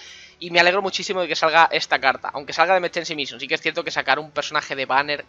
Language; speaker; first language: Spanish; native; Spanish